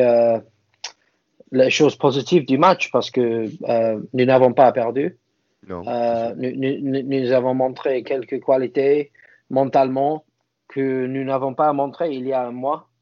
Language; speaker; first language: French; non-native, fluent; English